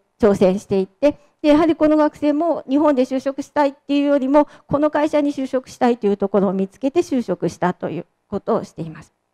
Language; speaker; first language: Japanese; native; Japanese